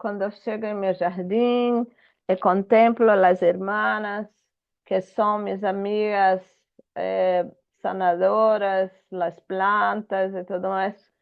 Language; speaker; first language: Spanish; non-native, fluent; Portuguese